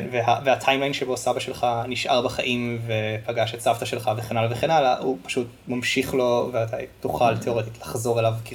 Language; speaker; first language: Hebrew; native; Hebrew